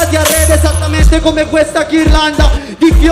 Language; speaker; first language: Italian; native; Italian